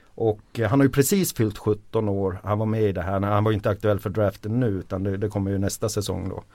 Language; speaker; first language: Swedish; early bilingual, other home language; Finnish